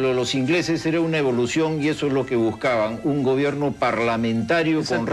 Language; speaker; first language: Spanish; native; Spanish